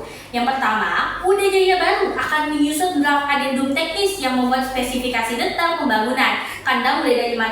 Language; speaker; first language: Indonesian; native; Indonesian